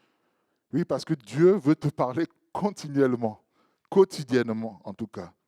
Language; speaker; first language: French; native; French